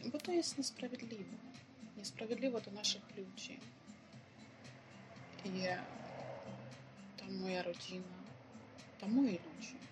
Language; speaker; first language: Polish; non-native, learner; Ukrainian